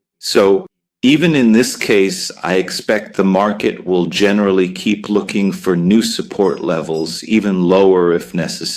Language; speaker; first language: English; non-native, fluent; Italian